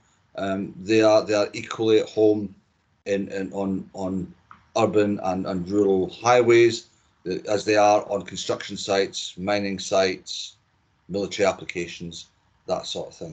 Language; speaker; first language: English; native; English